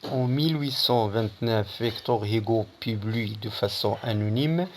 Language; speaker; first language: French; non-native, local second language; Arabic